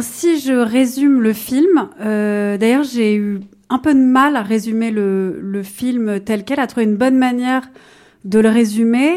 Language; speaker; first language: French; native; French